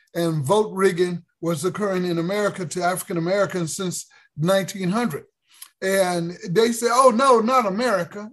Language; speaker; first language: English; native; English